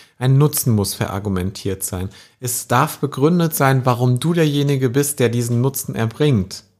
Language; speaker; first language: German; native; German